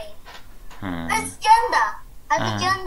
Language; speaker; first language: Chinese; early bilingual, heritage; Chinese